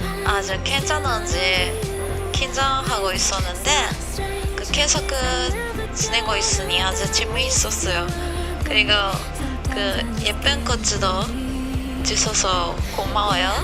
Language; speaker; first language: Korean; non-native, fluent; Japanese